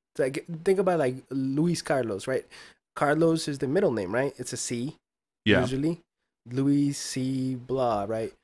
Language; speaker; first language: English; early bilingual, other home language; Spanish